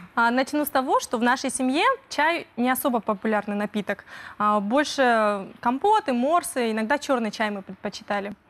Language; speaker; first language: Russian; native; Russian